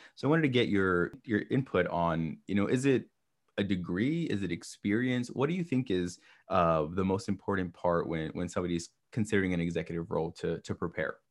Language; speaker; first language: English; native; English